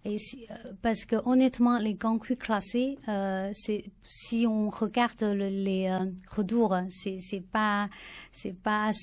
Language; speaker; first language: French; non-native, learner; Chinese